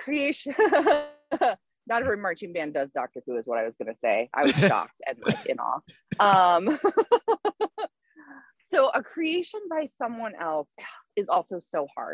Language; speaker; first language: English; native; English